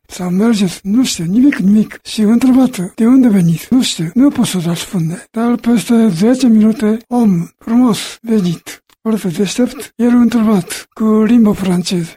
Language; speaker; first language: Romanian; non-native, learner; Japanese